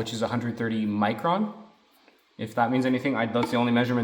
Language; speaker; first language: English; native; English